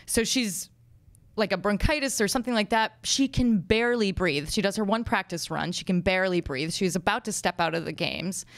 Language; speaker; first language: English; native; English